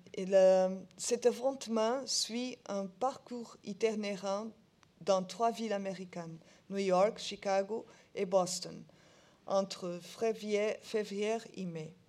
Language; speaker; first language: French; non-native, learner; Portuguese